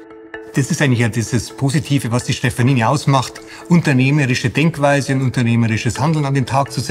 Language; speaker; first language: German; native; German